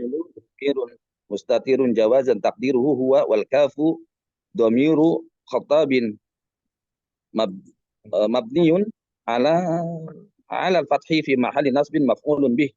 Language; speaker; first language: Arabic; non-native, learner; Indonesian